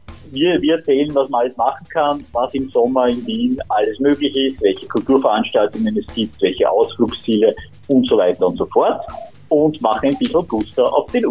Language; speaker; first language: German; native; German